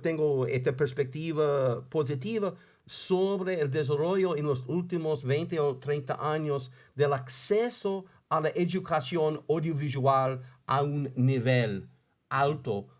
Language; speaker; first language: Spanish; non-native, fluent; English